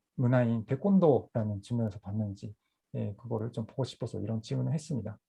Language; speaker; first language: Korean; non-native, fluent; Japanese